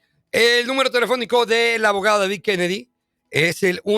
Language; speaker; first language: Spanish; native; Spanish